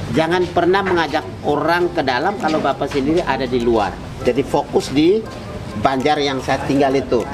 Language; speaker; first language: Indonesian; native; Indonesian